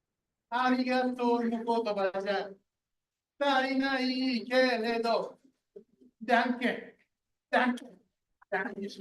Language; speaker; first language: Japanese; native; Japanese